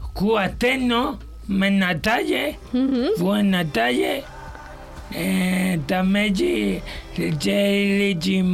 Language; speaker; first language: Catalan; non-native, local second language; Spanish